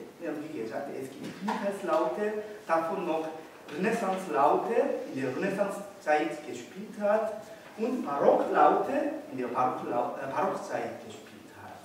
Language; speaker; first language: German; non-native, learner; Korean